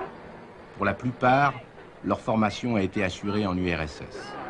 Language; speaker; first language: French; native; French